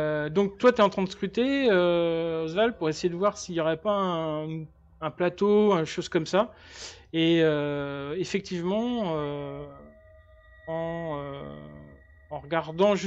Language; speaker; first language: French; native; French